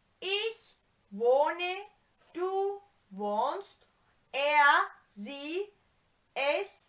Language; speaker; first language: German; non-native, fluent; Turkish